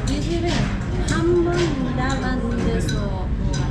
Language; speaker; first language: Korean; non-native, learner; Persian